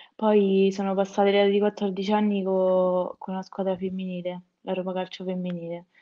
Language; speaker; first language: Italian; native; Italian